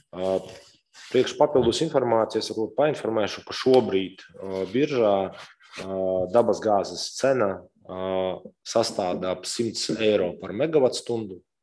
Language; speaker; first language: Latvian; non-native, local second language; Russian